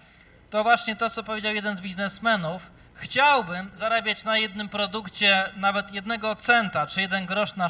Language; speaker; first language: Polish; native; Polish